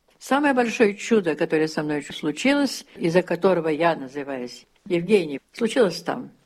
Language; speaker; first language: Russian; early bilingual, heritage; Russian